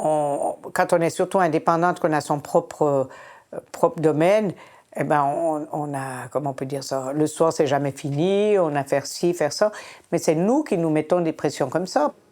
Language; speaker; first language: French; native; French